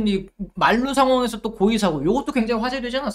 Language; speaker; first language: Korean; native; Korean